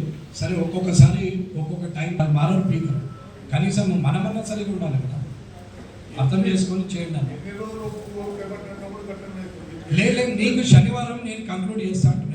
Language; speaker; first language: Telugu; native; Telugu